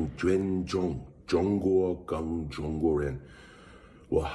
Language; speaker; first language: Chinese; non-native, learner; English